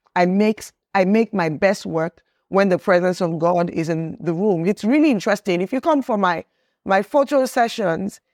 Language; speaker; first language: English; non-native, local second language; Yoruba